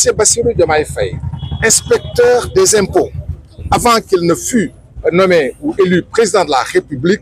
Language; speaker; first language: French; non-native, local second language; Wolof